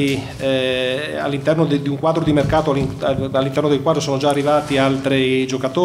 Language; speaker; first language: Italian; native; Italian